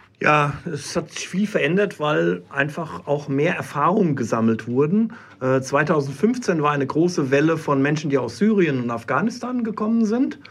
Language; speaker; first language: German; native; German